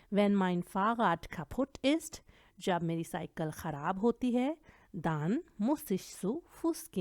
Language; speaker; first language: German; non-native, fluent; Urdu